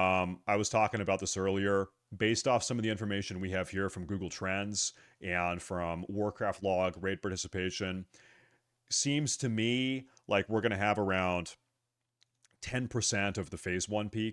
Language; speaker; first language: English; native; English